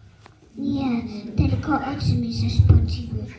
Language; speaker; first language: Polish; native; Polish